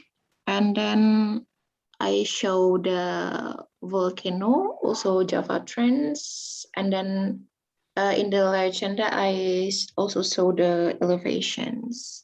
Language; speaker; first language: English; non-native, fluent; Indonesian